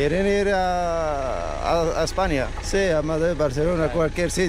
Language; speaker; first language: Spanish; non-native, learner; Arabic